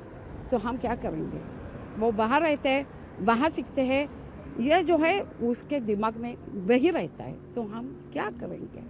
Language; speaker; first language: Hindi; early bilingual, heritage; Hindi